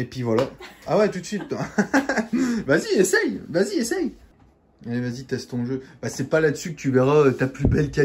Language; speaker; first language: French; native; French